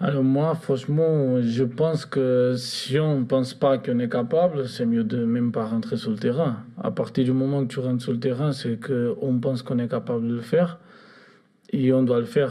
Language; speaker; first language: French; non-native, fluent; Portuguese